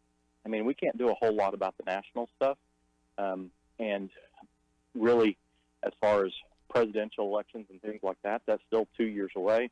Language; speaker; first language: English; native; English